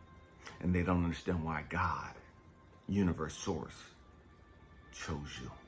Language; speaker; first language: English; native; English